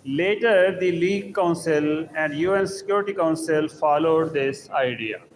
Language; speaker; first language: English; non-native, local second language; Urdu